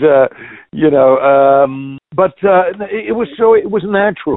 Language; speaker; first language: English; native; English